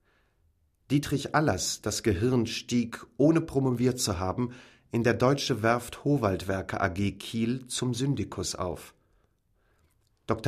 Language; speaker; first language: German; native; German